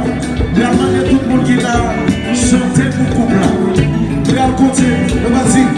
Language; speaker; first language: French; non-native, local second language; Haitian Creole